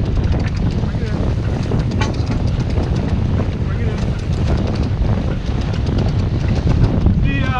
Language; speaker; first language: English; native; English